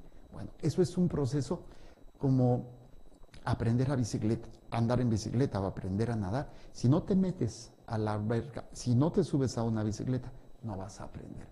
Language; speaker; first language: Spanish; native; Spanish